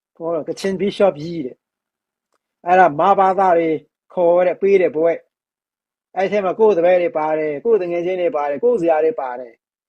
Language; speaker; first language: Burmese; native; Burmese